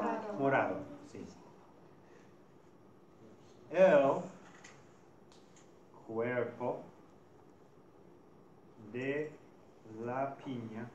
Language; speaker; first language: Spanish; non-native, fluent; English